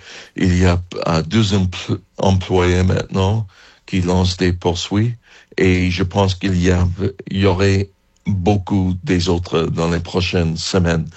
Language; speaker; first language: French; non-native, learner; English